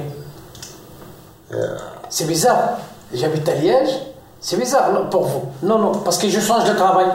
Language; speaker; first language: French; non-native, learner; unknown